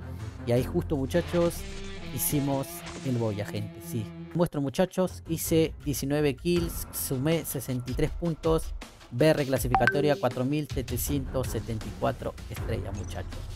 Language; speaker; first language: Spanish; native; Spanish